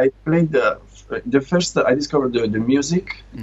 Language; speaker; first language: English; non-native, learner; Italian